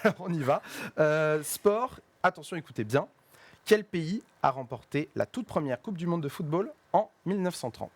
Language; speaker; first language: French; native; French